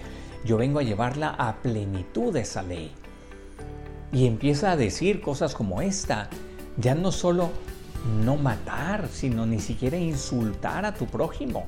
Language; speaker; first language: Spanish; native; Spanish